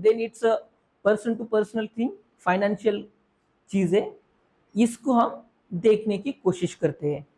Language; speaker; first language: Hindi; non-native, local second language; Marathi